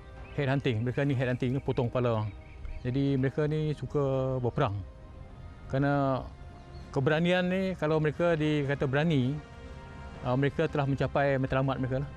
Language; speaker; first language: Malay; native; Malay